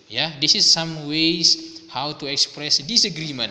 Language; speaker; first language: English; non-native, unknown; Indonesian